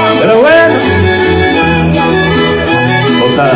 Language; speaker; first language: Spanish; native; Spanish